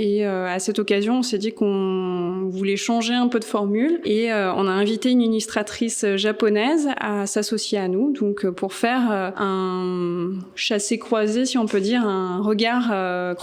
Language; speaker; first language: French; native; French